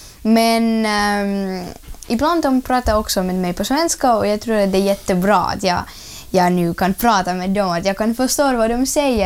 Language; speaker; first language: Swedish; non-native, learner; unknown